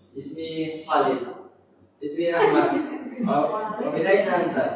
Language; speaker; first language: Arabic; non-native, learner; Indonesian